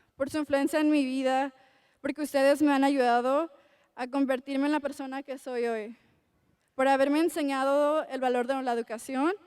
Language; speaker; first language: Spanish; early bilingual, heritage; Spanish